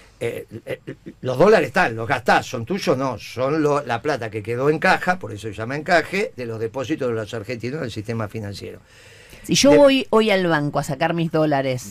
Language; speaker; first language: Spanish; native; Spanish